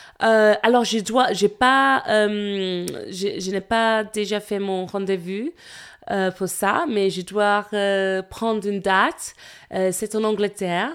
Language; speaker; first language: French; non-native, learner; English